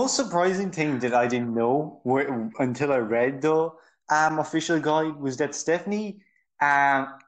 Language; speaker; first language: English; native; English